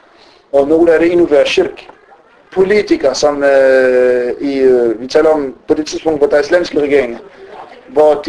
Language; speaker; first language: Danish; early bilingual, other home language; Arabic